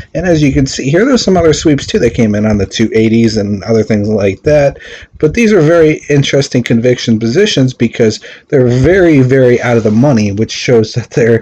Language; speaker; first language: English; native; English